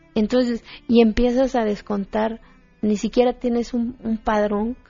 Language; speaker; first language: Spanish; non-native, local second language; Zapotec